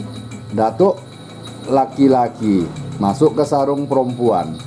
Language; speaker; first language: Indonesian; native; Indonesian